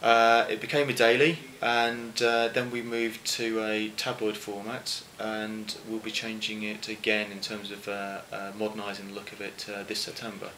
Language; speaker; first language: English; native; English